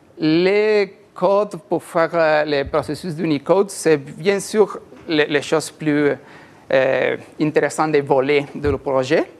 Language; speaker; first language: French; non-native, learner; Spanish